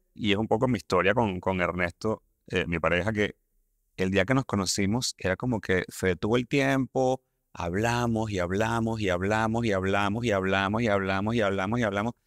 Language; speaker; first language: Spanish; native; Spanish